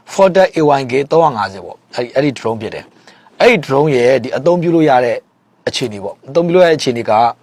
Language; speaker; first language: Burmese; native; Burmese